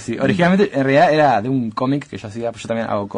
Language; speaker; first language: Spanish; native; Spanish